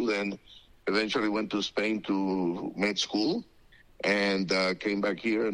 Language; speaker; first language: English; non-native, fluent; Spanish